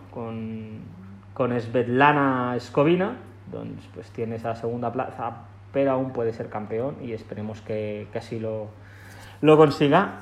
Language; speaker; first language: Spanish; non-native, local second language; Catalan